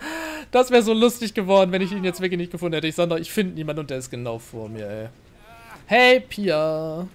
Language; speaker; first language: German; native; German